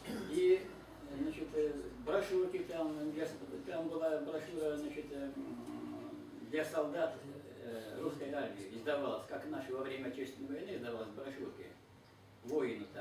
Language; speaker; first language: Russian; native; Russian